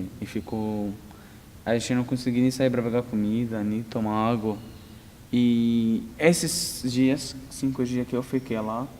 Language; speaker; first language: Portuguese; non-native, learner; Arabic